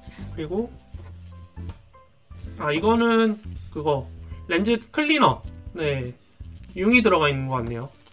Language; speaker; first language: Korean; native; Korean